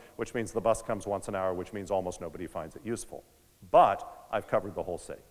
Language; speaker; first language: English; native; English